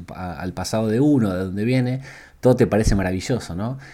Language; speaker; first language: Spanish; native; Spanish